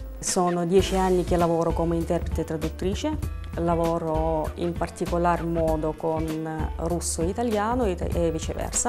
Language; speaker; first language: Italian; non-native, fluent; Russian